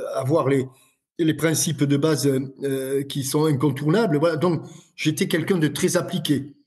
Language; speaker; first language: French; native; French